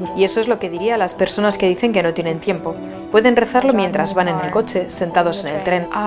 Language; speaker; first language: Spanish; non-native, fluent; German